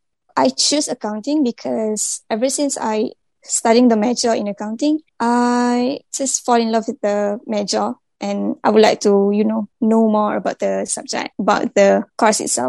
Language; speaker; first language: English; non-native, local second language; Malay